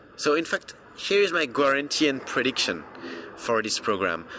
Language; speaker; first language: English; non-native, fluent; French